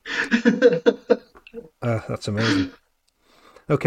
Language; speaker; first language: English; native; English